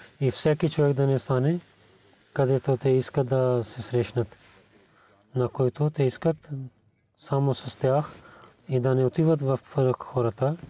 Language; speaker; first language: Bulgarian; non-native, learner; Urdu